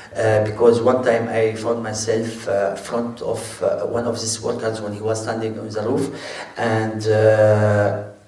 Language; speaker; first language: English; non-native, fluent; Arabic